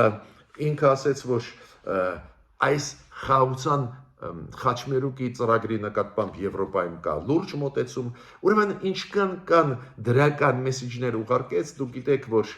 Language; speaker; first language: Armenian; native; Armenian